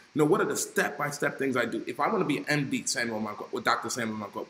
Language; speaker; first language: English; native; English